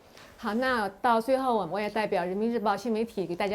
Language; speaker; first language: Chinese; native; Chinese